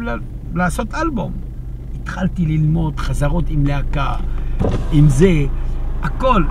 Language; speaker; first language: Hebrew; non-native, fluent; French